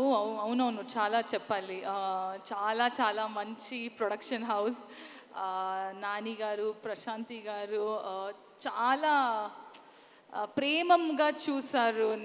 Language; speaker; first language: Telugu; non-native, learner; Kannada